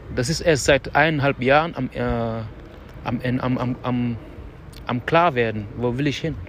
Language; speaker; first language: German; non-native, fluent; Wolof